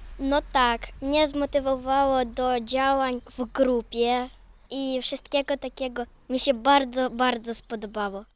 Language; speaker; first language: Polish; non-native, learner; Ukrainian